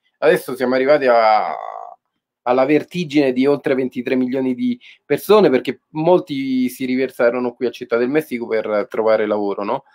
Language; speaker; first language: Italian; native; Italian